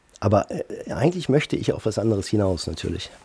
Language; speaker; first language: German; native; German